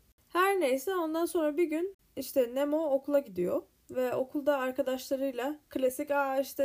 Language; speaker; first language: Turkish; native; Turkish